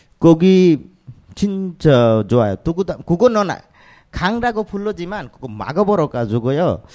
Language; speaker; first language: Korean; non-native, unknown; Bangla